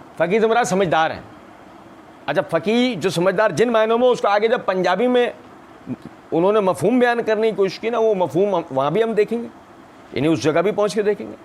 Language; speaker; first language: Urdu; non-native, local second language; Punjabi